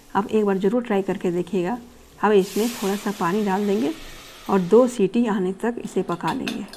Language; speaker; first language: Hindi; native; Hindi